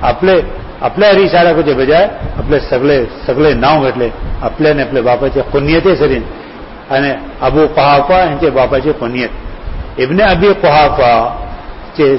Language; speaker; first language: Marathi; non-native, local second language; Urdu